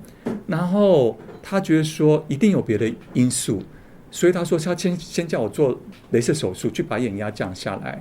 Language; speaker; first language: Chinese; native; Chinese